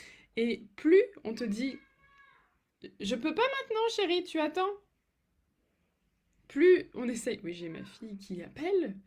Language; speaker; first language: French; native; French